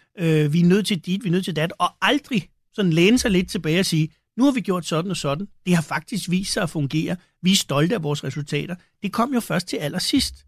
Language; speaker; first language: Danish; native; Danish